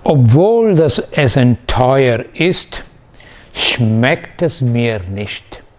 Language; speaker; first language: German; non-native, fluent; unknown